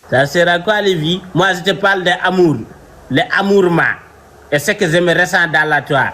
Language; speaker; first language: French; non-native, local second language; Fula